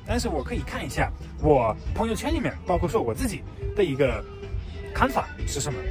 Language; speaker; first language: Chinese; non-native, fluent; German